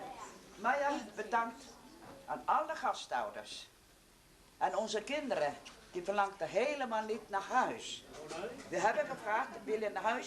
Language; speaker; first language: Dutch; non-native, learner; Estonian